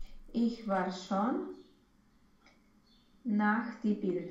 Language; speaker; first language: German; non-native, learner; Romanian